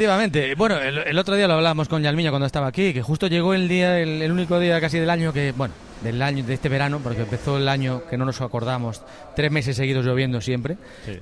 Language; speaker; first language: Spanish; native; Spanish